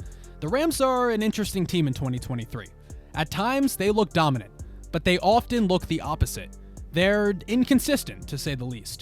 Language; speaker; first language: English; native; English